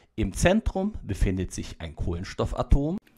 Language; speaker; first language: German; native; German